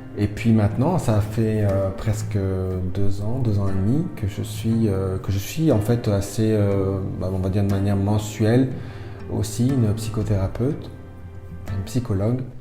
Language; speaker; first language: French; native; French